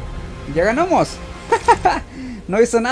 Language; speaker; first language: Spanish; early bilingual, heritage; Spanish